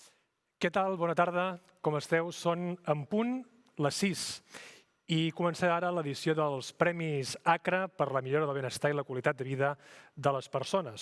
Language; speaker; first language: Catalan; native; Catalan